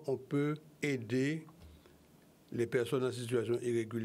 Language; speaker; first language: French; native; French